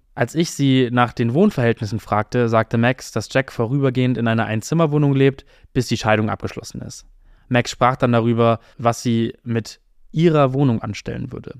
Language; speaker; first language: German; native; German